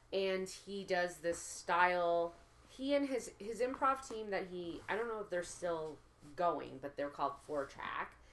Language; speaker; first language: English; native; English